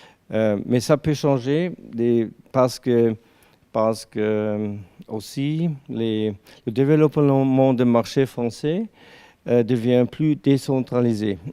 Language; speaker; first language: French; non-native, learner; German